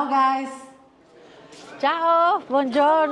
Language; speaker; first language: Italian; non-native, learner; English